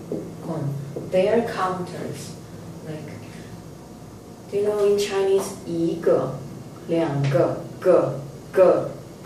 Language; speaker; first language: English; non-native, fluent; Korean